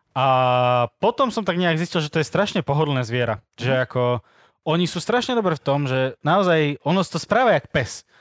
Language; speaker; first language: Slovak; native; Slovak